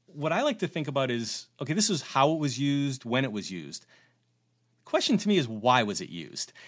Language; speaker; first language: English; native; English